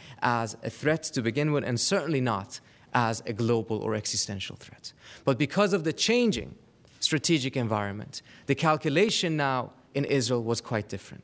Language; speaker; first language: English; non-native, fluent; Persian